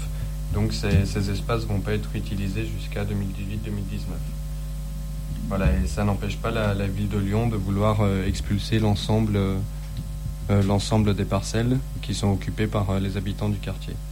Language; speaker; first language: French; native; French